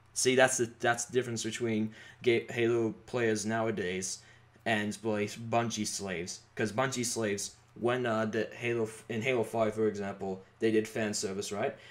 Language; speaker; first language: English; native; English